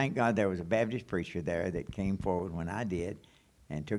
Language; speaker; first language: English; native; English